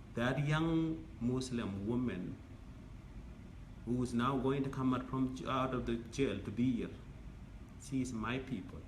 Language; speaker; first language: English; non-native, fluent; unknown